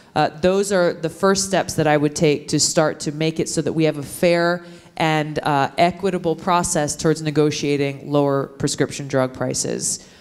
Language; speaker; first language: English; native; English